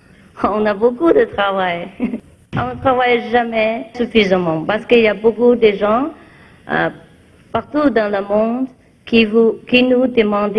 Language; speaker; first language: French; non-native, fluent; Vietnamese